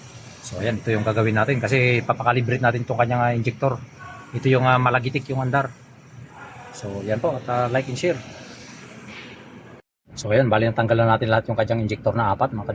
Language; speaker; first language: Filipino; native; Filipino